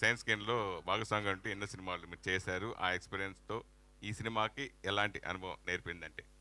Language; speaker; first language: Telugu; native; Telugu